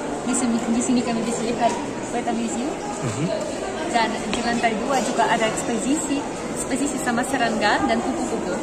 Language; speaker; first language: Indonesian; non-native, fluent; Russian